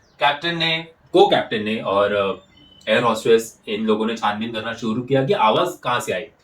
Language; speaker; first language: Hindi; non-native, local second language; Marathi